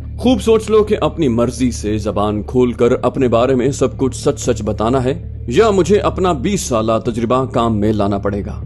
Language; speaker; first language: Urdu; native; Urdu